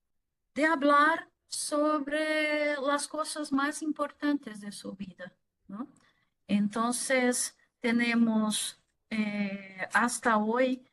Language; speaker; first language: Spanish; non-native, fluent; Portuguese